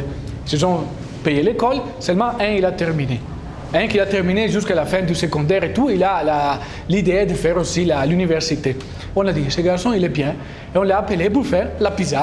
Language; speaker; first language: French; non-native, fluent; Italian